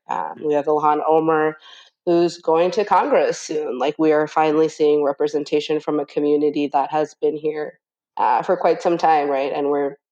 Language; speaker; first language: English; native; English